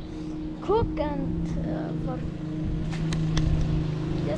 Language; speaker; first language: English; non-native, learner; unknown